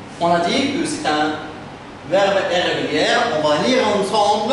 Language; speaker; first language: French; non-native, fluent; Arabic